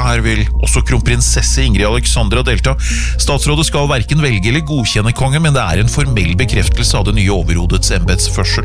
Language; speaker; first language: Norwegian; native; Norwegian